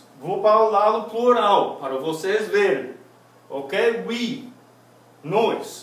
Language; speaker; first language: Portuguese; non-native, fluent; English